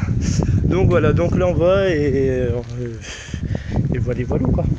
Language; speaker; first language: French; native; French